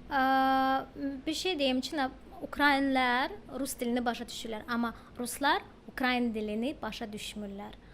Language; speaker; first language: Azerbaijani; early bilingual, heritage; Azerbaijani